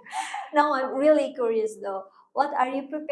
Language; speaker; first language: English; non-native, fluent; Indonesian